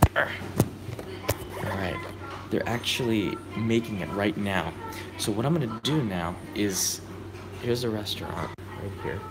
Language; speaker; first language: English; native; English